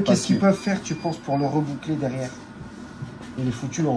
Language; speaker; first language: French; native; French